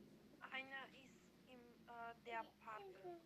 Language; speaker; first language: German; non-native, learner; Macedonian